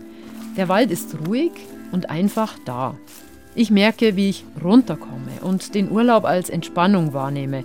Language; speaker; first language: German; native; German